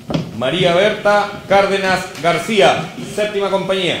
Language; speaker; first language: Spanish; native; Spanish